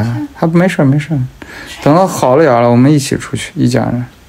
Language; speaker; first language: Chinese; native; Chinese